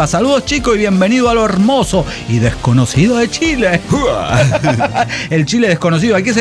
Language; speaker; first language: Spanish; native; Spanish